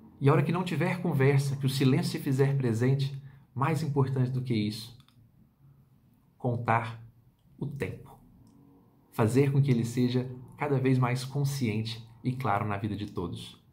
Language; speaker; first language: Portuguese; native; Portuguese